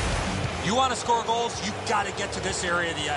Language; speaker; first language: English; native; English